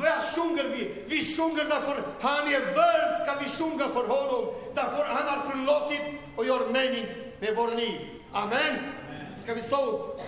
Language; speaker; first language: Swedish; non-native, learner; Romanian